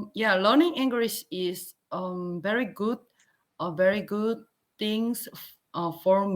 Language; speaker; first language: English; non-native, learner; Korean